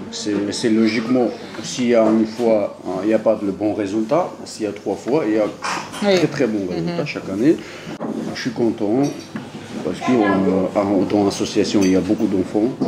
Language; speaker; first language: French; non-native, learner; Georgian